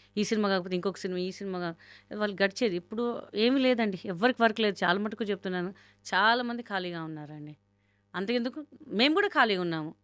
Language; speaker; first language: Telugu; non-native, local second language; Hindi